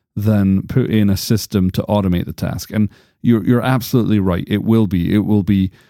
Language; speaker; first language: English; native; English